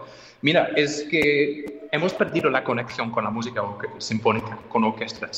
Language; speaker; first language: Spanish; non-native, fluent; English